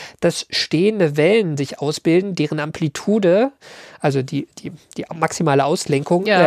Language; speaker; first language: German; native; German